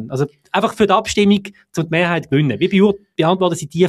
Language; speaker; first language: German; native; German